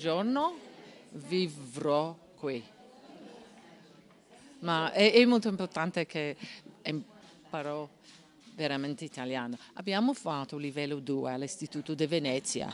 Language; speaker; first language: Italian; non-native, learner; English